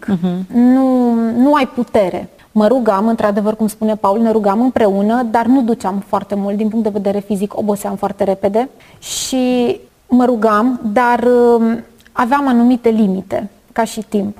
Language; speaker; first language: Romanian; native; Romanian